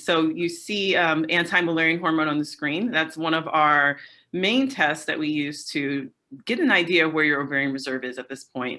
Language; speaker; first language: English; native; English